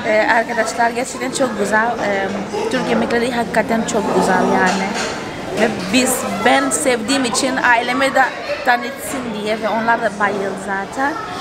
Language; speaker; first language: Turkish; non-native, fluent; Portuguese